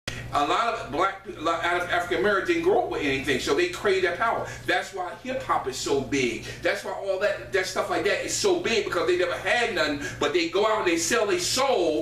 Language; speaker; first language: English; native; English